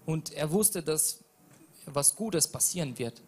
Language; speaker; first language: German; non-native, learner; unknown